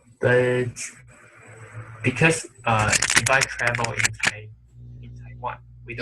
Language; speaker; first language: English; non-native, learner; Chinese